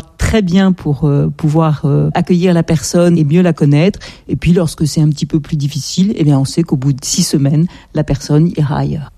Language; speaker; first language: French; native; French